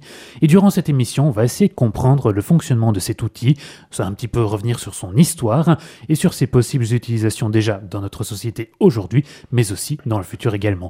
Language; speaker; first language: French; native; French